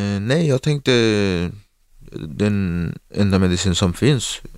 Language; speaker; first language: Swedish; non-native, learner; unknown